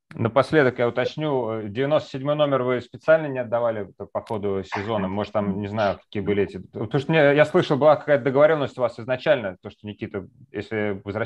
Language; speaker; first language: Russian; native; Russian